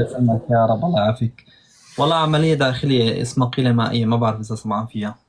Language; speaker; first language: Arabic; native; Arabic